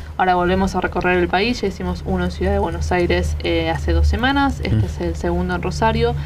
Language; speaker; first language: Spanish; native; Spanish